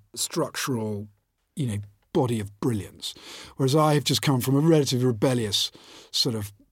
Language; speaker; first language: English; native; English